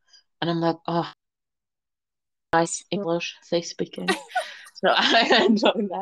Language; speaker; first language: English; non-native, fluent; German